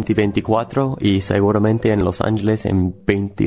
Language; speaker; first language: Spanish; non-native, fluent; English